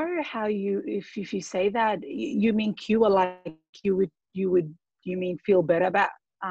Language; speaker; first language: English; early bilingual, other home language; Arabic